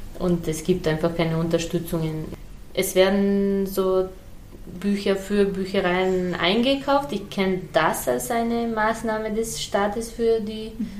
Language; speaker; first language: German; non-native, fluent; Serbian